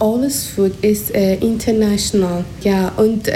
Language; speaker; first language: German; non-native, learner; English